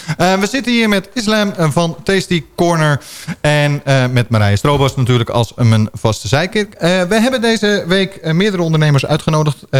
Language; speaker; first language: Dutch; native; Dutch